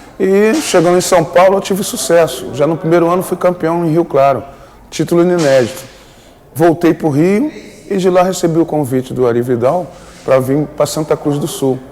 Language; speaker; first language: Portuguese; native; Portuguese